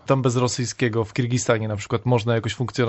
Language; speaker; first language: Polish; native; Polish